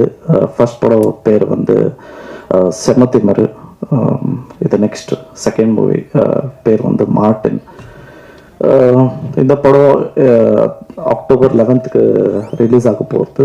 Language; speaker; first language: Tamil; non-native, learner; Kannada